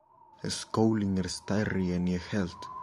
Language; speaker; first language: Icelandic; non-native, learner; Spanish